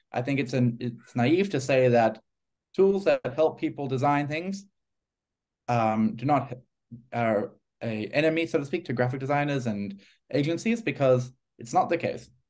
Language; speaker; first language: English; native; English